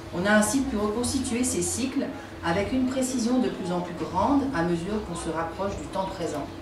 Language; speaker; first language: French; native; French